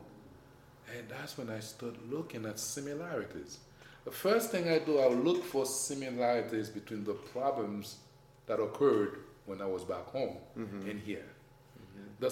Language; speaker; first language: English; non-native, fluent; Haitian Creole